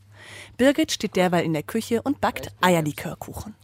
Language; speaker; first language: German; native; German